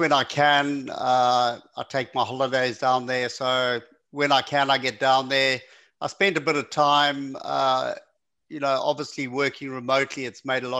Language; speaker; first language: English; native; English